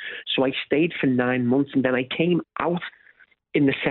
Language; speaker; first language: English; native; English